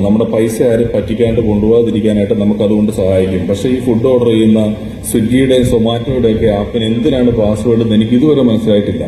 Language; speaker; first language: Malayalam; native; Malayalam